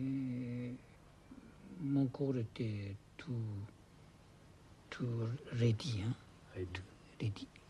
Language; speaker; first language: French; non-native, fluent; Japanese